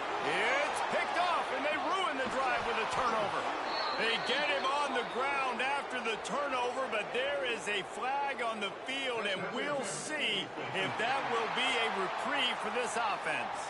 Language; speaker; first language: English; native; English